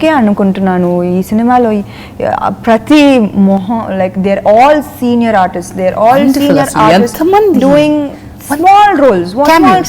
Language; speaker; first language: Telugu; non-native, fluent; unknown